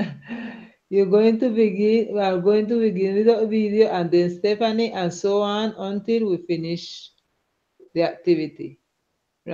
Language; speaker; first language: English; non-native, learner; Spanish